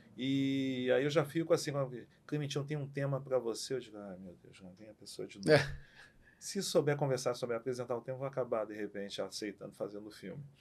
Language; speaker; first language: Portuguese; native; Portuguese